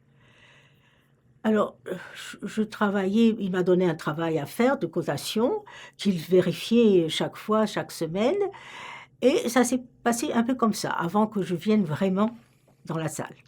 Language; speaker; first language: French; native; French